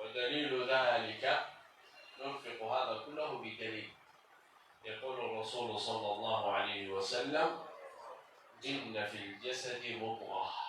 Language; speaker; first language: Arabic; native; Arabic